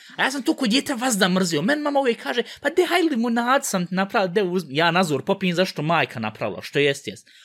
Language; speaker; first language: Bosnian; early bilingual, heritage; Bosnian